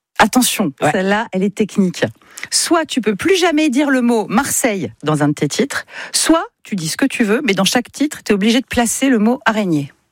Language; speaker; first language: French; native; French